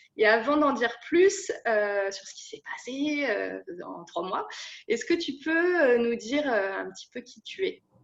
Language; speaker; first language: French; native; French